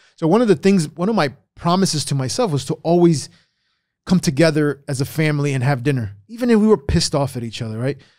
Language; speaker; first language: English; early bilingual, other home language; Spanish